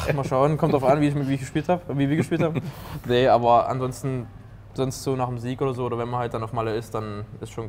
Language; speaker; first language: German; native; German